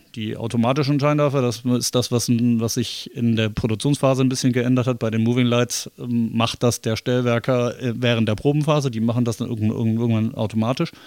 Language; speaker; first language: German; native; German